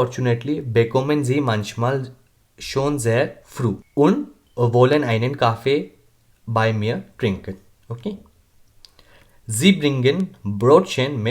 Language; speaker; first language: German; non-native, learner; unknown